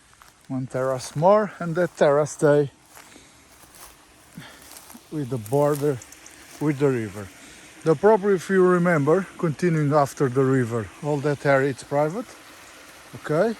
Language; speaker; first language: English; non-native, learner; Portuguese